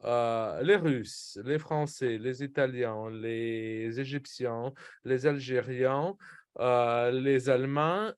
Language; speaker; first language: French; non-native, fluent; Russian